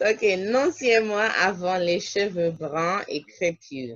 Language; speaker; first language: French; non-native, fluent; English